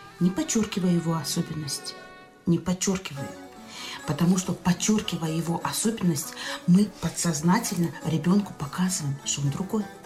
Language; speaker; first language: Russian; non-native, local second language; Tajik